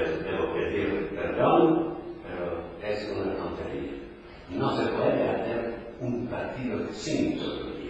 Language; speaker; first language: Spanish; non-native, fluent; Polish